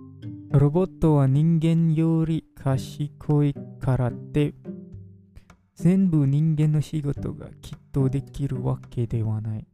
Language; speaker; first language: Japanese; non-native, fluent; English